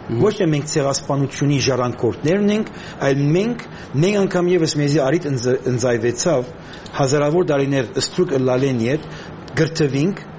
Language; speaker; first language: Armenian; native; Armenian